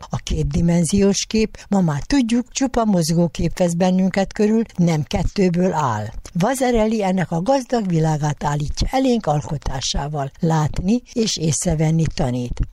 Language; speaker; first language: Hungarian; native; Hungarian